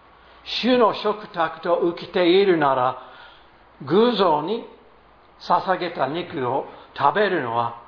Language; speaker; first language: Japanese; non-native, fluent; English